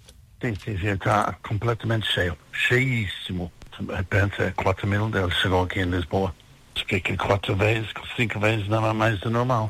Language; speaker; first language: Portuguese; non-native, fluent; English